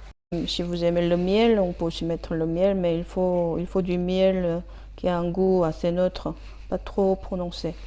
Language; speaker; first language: French; non-native, fluent; Korean